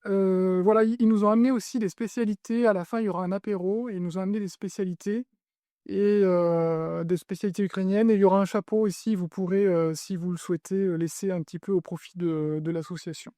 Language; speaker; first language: French; native; French